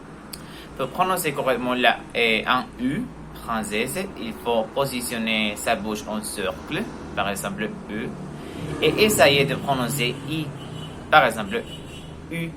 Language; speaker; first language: French; non-native, learner; Spanish